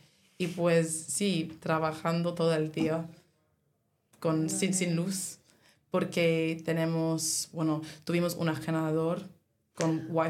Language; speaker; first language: Spanish; non-native, learner; English